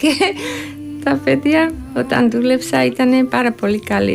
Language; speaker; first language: Greek; non-native, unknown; Georgian